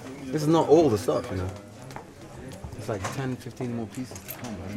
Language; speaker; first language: English; non-native, local second language; Yoruba